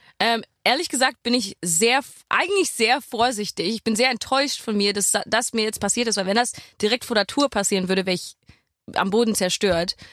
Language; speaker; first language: German; non-native, fluent; English